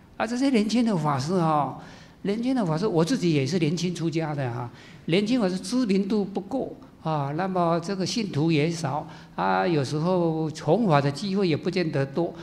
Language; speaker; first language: Chinese; native; Chinese